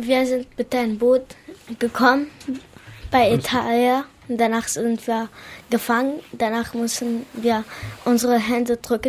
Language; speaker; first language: German; non-native, learner; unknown